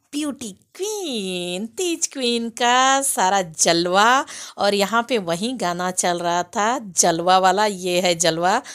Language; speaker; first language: Hindi; native; Hindi